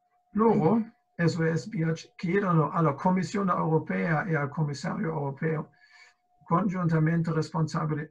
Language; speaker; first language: Italian; non-native, fluent; German